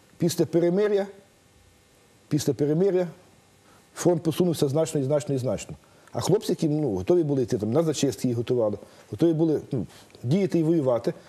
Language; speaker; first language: Ukrainian; native; Ukrainian